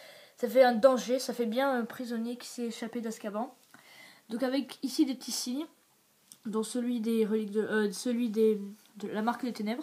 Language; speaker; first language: French; native; French